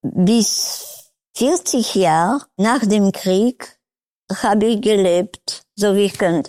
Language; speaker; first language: German; non-native, learner; Polish